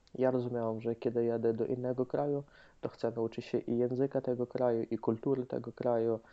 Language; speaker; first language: Polish; non-native, fluent; Ukrainian